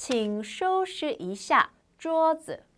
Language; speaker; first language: Chinese; non-native, fluent; Korean